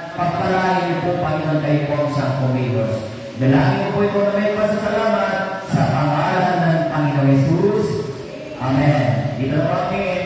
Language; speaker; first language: Filipino; non-native, local second language; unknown